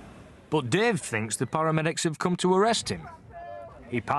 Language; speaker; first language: English; native; English